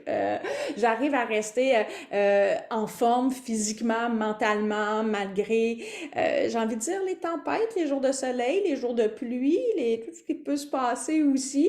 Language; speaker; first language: French; native; French